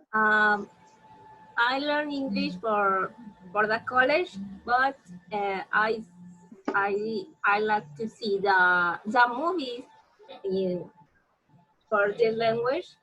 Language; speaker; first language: English; non-native, learner; Spanish